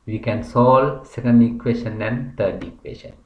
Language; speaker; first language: English; non-native, local second language; Sinhala